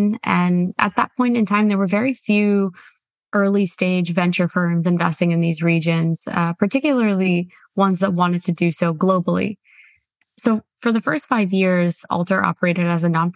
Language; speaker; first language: English; native; English